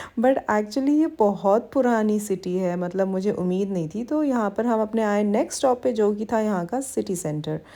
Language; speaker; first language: Hindi; native; Hindi